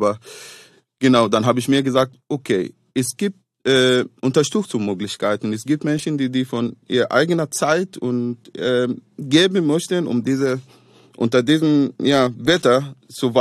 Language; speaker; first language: German; non-native, fluent; Arabic